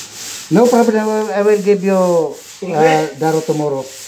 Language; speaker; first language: English; non-native, learner; Filipino